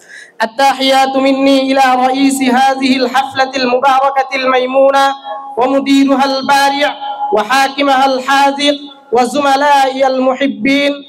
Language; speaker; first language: Arabic; non-native, learner; Bangla